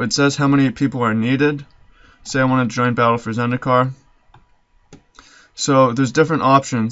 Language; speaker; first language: English; native; English